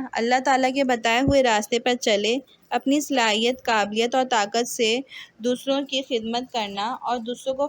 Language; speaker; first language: Urdu; native; Urdu